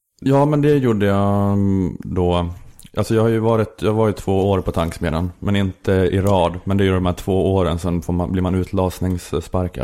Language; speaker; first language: Swedish; native; Swedish